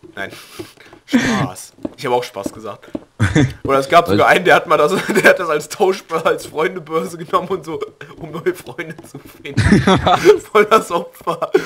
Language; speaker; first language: German; early bilingual, other home language; Greek